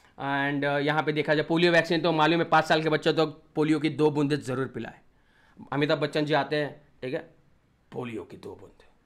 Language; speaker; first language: Hindi; non-native, local second language; Marathi